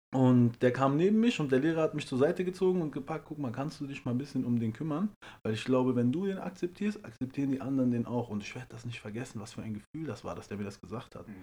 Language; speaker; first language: German; early bilingual, other home language; Persian